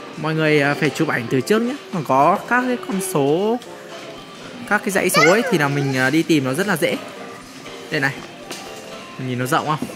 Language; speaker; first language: Vietnamese; native; Vietnamese